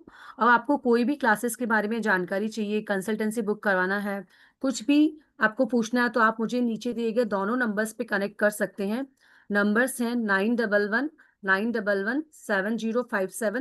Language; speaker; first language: Hindi; native; Hindi